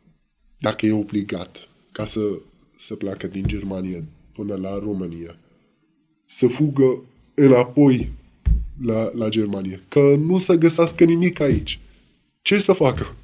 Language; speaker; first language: Romanian; non-native, learner; Arabic